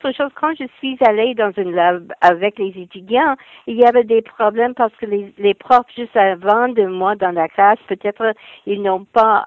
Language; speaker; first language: French; non-native, fluent; English